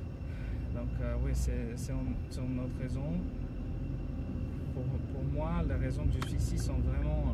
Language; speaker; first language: French; non-native, fluent; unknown